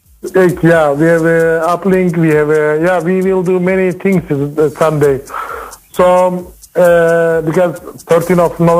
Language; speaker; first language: English; non-native, learner; Turkish